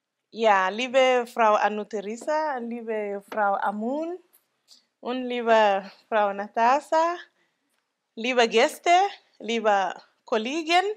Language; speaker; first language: German; non-native, local second language; Mandingo